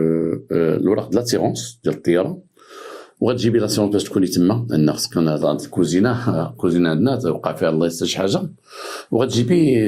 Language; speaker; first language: Arabic; native; Arabic